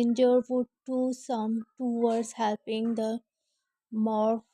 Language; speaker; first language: English; non-native, learner; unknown